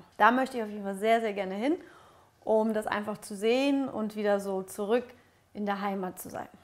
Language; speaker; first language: German; early bilingual, other home language; Russian